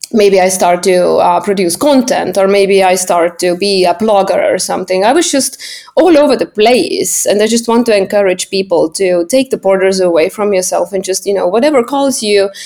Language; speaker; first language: English; non-native, fluent; Estonian